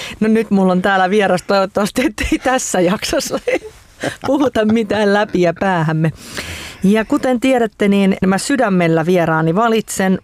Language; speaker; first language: Finnish; native; Finnish